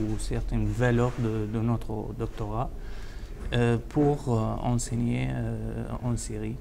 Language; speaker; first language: French; non-native, fluent; Arabic